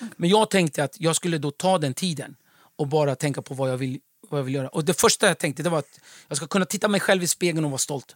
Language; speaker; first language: Swedish; early bilingual, other home language; Kurdish